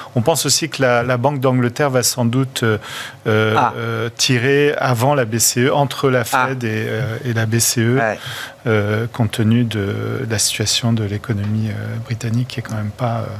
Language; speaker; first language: French; non-native, fluent; Portuguese